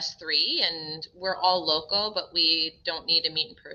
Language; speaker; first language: English; native; English